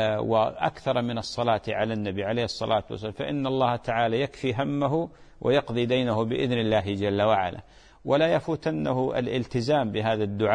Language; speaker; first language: Arabic; native; Arabic